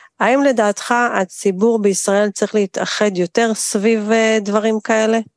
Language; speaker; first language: Hebrew; native; Hebrew